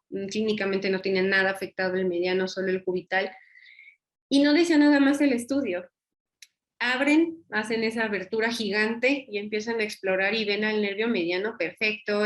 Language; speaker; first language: Spanish; native; Spanish